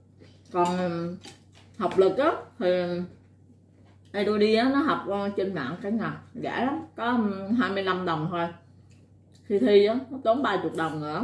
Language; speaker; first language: Vietnamese; native; Vietnamese